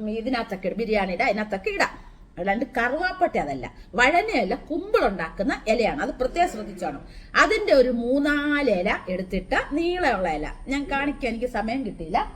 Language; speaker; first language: Malayalam; native; Malayalam